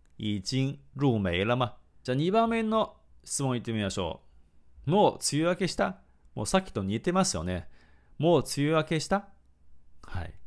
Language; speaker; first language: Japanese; non-native, fluent; Chinese